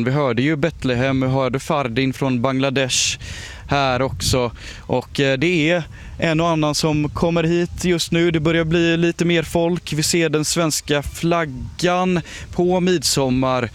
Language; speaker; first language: Swedish; native; Swedish